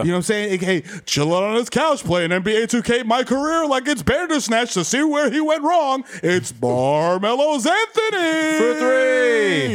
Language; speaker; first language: English; native; English